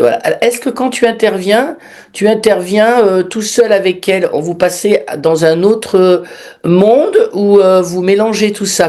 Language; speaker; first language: French; native; French